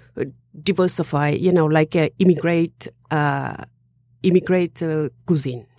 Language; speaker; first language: English; non-native, learner; Hmong